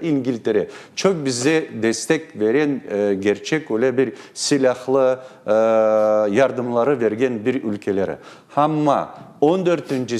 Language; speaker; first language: Turkish; non-native, learner; Crimean Tatar